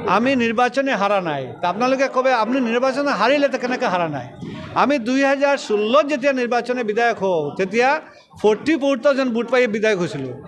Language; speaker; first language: Assamese; non-native, local second language; Bangla